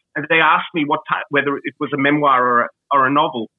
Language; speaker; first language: English; early bilingual, other home language; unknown